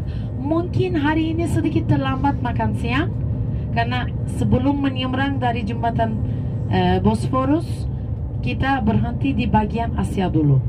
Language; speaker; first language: Indonesian; non-native, fluent; Turkish